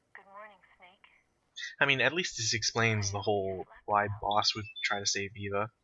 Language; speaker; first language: English; native; English